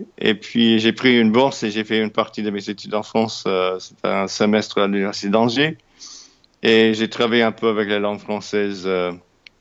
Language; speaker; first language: French; non-native, fluent; English